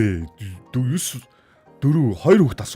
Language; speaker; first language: Mongolian; native; Mongolian